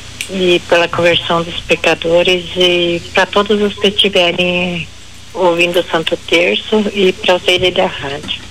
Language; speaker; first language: Portuguese; native; Portuguese